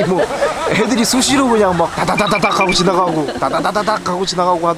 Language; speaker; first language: Korean; native; Korean